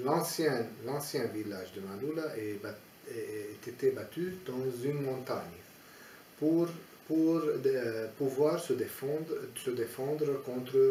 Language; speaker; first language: French; non-native, fluent; Aramaic